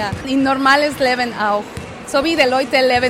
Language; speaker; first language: German; non-native, learner; Spanish